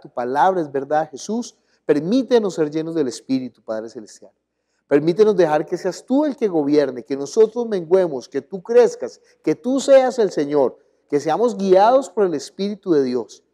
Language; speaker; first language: Spanish; native; Spanish